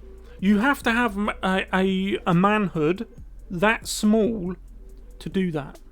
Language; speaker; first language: English; native; English